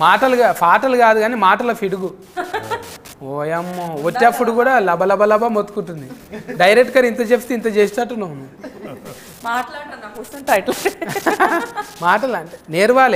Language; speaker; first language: Telugu; native; Telugu